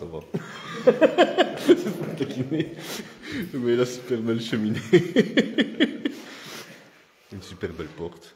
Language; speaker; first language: French; native; French